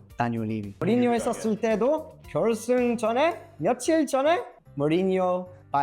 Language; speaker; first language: Korean; non-native, learner; English